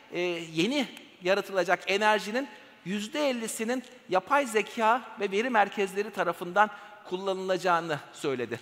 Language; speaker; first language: Turkish; native; Turkish